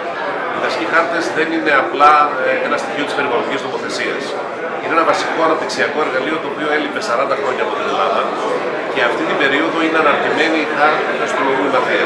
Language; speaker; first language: Greek; native; Greek